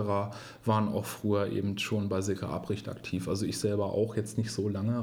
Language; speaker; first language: German; native; German